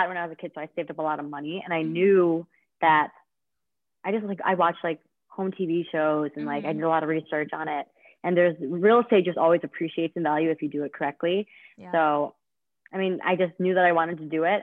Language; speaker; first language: English; native; English